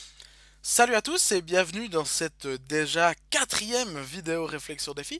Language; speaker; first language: French; native; French